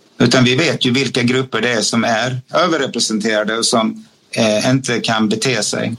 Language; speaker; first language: Swedish; native; Swedish